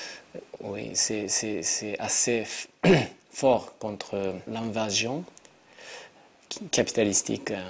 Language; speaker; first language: French; non-native, learner; Japanese